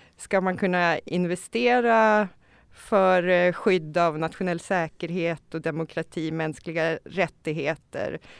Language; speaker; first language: Swedish; native; Swedish